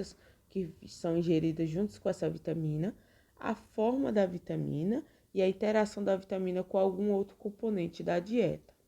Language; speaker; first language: Portuguese; native; Portuguese